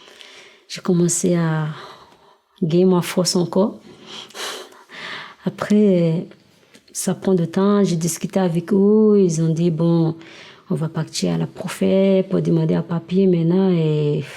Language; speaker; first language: French; non-native, learner; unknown